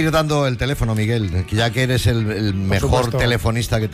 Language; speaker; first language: Spanish; native; Spanish